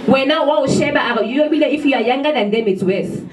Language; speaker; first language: English; non-native, local second language; Southern Sotho